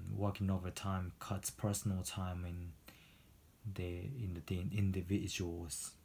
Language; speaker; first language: English; non-native, fluent; Japanese